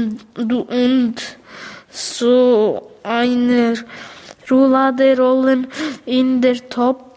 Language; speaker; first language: German; early bilingual, other home language; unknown